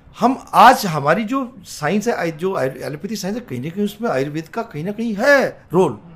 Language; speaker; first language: Hindi; native; Hindi